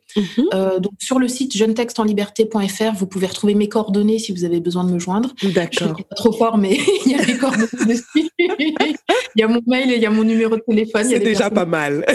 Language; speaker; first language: French; native; French